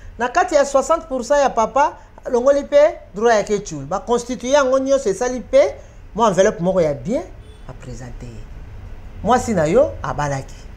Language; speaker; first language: Lingala; native; Lingala